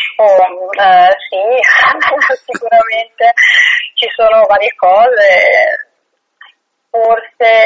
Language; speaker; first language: Italian; native; Italian